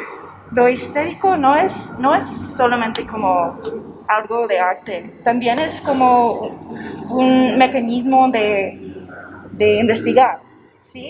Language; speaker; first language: Spanish; non-native, fluent; English